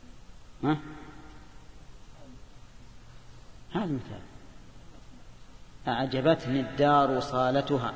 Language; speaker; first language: Arabic; native; Arabic